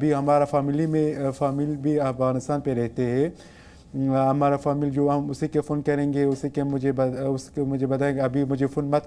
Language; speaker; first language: Hindi; non-native, learner; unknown